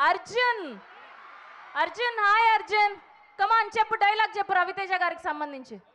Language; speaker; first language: Telugu; native; Telugu